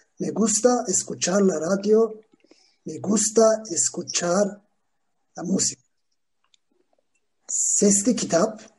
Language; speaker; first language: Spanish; non-native, fluent; Turkish